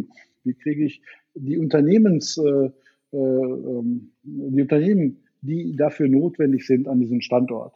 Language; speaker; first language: German; native; German